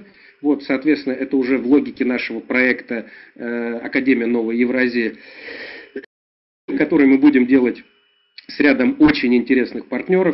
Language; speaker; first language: Russian; native; Russian